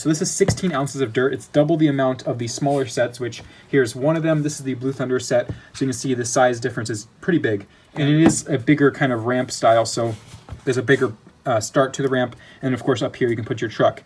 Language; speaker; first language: English; native; English